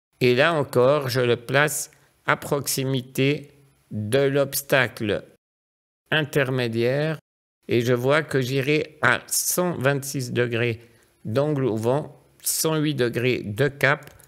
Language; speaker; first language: French; native; French